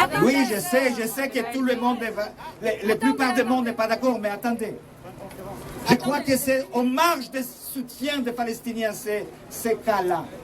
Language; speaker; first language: French; non-native, fluent; Hebrew